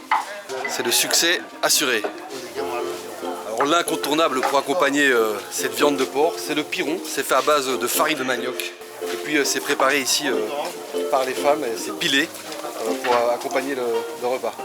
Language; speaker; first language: French; native; French